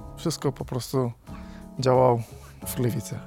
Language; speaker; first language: Polish; non-native, learner; Portuguese